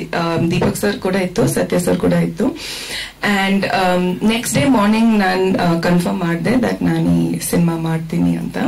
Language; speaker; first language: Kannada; non-native, fluent; Malayalam